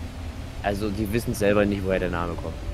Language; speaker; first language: German; native; German